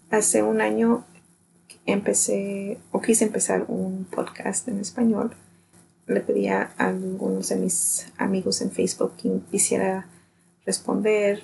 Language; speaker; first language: Spanish; early bilingual, heritage; Spanish